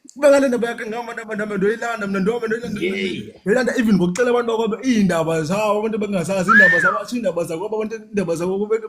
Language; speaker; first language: Zulu; non-native, local second language; Xhosa